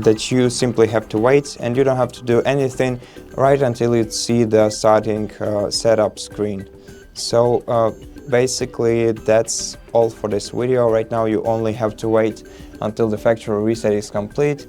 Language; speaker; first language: English; non-native, fluent; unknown